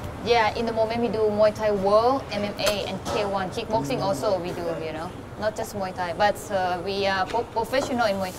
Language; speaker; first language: English; non-native, fluent; Thai